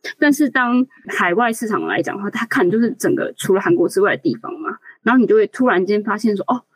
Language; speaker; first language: Chinese; native; Chinese